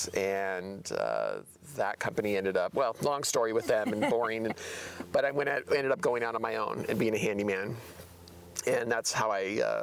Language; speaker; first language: English; native; English